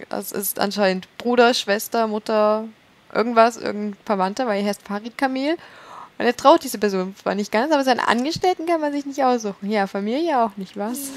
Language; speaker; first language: German; native; German